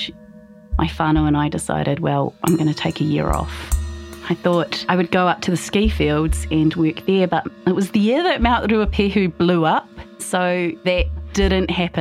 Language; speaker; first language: English; native; English